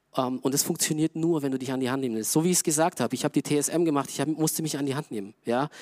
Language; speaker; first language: German; native; German